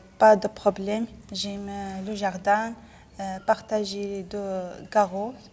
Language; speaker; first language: French; non-native, learner; Arabic